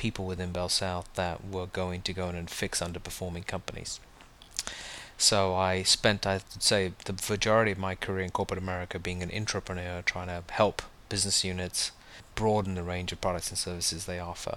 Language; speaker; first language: English; native; English